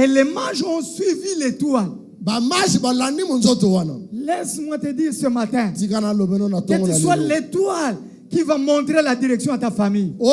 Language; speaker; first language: French; non-native, local second language; Lingala